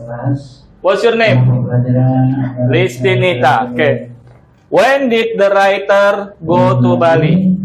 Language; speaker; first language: English; non-native, learner; Indonesian